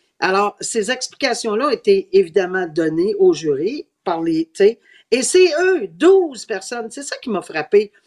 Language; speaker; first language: French; native; French